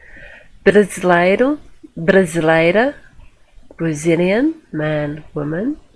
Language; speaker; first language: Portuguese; non-native, fluent; English